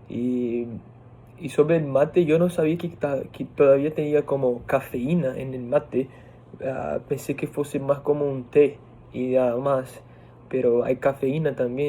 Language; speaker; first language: Spanish; non-native, fluent; Portuguese